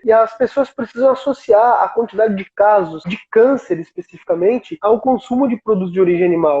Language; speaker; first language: Portuguese; native; Portuguese